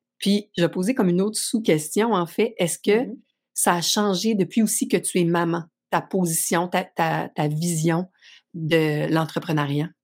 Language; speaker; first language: French; native; French